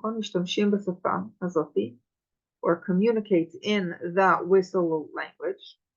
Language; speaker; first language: Hebrew; native; Hebrew